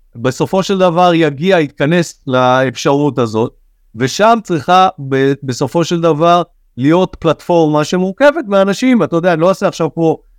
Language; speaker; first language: Hebrew; native; Hebrew